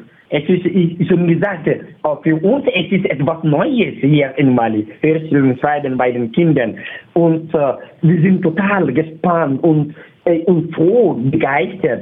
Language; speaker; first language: German; non-native, fluent; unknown